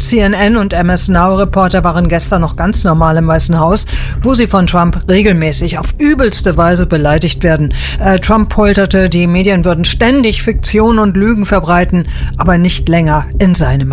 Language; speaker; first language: German; native; German